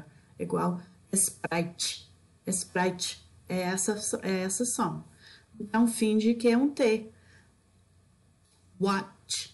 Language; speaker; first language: Portuguese; non-native, fluent; English